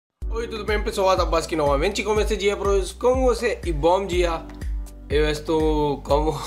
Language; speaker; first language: Portuguese; non-native, learner; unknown